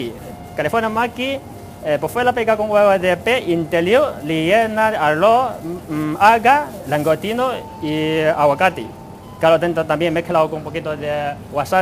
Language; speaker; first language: Spanish; non-native, learner; Chinese